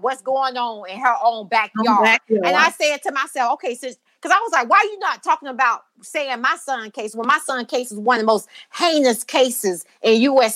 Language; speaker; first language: English; native; English